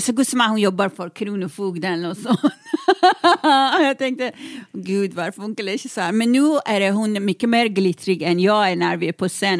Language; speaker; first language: Swedish; non-native, fluent; Persian